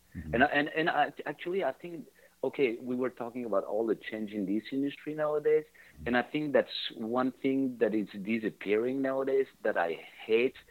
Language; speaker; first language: English; non-native, fluent; French